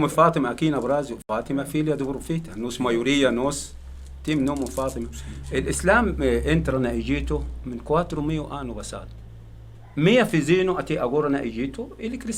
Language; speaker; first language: Portuguese; non-native, learner; Arabic